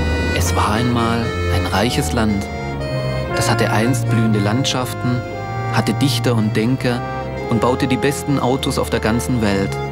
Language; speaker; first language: German; native; German